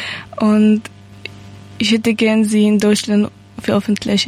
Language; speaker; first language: German; non-native, learner; Persian